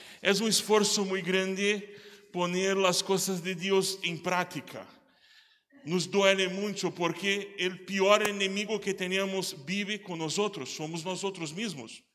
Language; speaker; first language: Spanish; non-native, learner; Portuguese